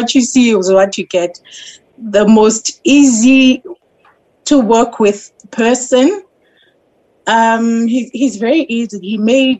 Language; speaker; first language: English; non-native, local second language; Xhosa